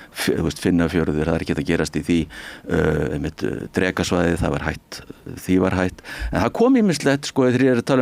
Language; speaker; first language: Icelandic; native; Icelandic